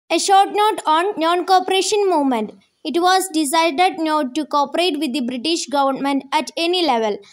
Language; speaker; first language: English; non-native, local second language; Malayalam